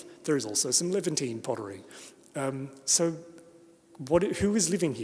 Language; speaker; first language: English; native; English